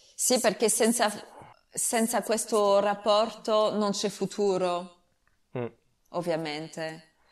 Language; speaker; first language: Italian; non-native, fluent; French